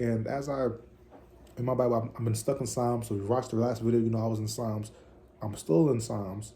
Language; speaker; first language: English; native; English